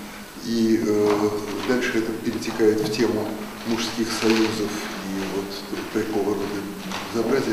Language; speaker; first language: Russian; native; Russian